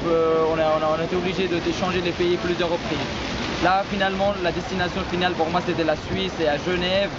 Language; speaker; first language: French; non-native, fluent; Persian